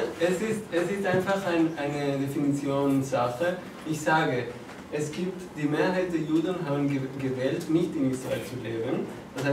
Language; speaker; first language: German; non-native, fluent; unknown